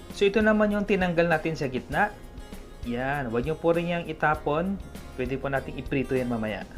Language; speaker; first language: Filipino; non-native, local second language; Cebuano